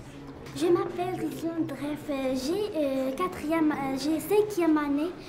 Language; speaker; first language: French; non-native, learner; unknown